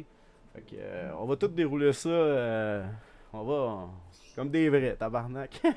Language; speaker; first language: French; native; French